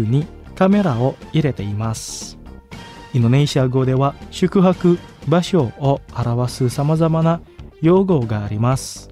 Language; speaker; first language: Japanese; non-native, fluent; Indonesian